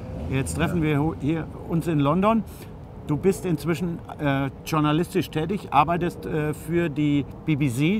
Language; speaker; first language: German; native; German